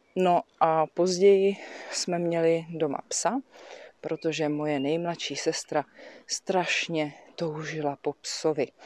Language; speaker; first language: Czech; native; Czech